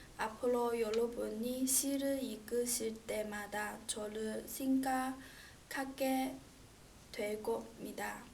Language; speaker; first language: Korean; non-native, learner; Chinese